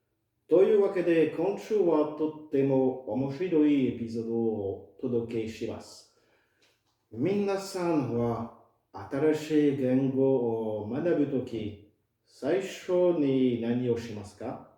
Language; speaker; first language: Japanese; non-native, fluent; French